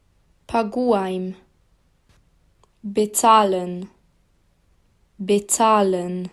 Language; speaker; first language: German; non-native, fluent; Albanian